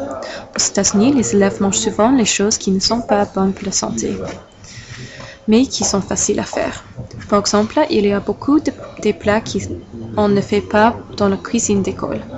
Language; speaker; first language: French; non-native, learner; English